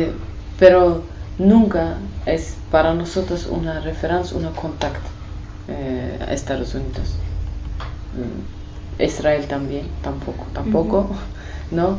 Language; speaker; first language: Spanish; non-native, learner; Kurdish